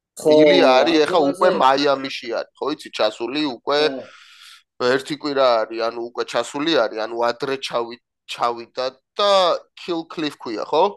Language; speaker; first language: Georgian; native; Georgian